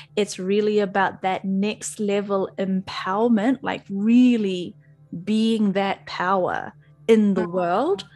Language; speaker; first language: English; native; English